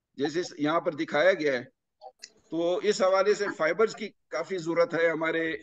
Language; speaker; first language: Urdu; non-native, local second language; Punjabi